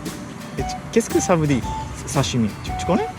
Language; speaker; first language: French; non-native, learner; Japanese